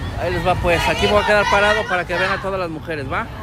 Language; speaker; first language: Spanish; native; Spanish